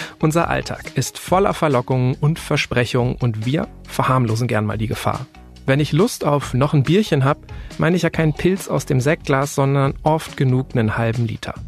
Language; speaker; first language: German; native; German